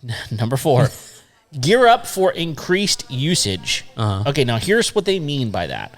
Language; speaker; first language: English; native; English